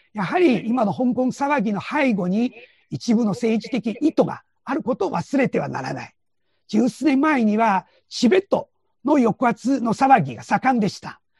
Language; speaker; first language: Japanese; non-native, fluent; Chinese